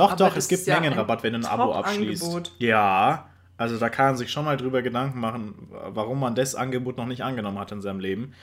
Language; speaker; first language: German; native; German